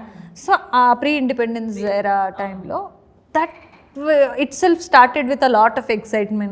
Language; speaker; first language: Telugu; non-native, learner; Kannada